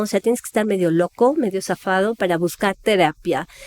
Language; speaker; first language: Spanish; native; Spanish